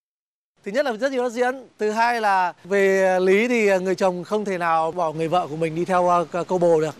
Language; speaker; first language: Vietnamese; native; Vietnamese